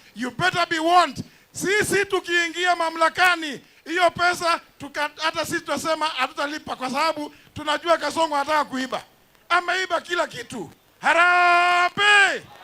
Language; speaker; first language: Swahili; non-native, local second language; Embu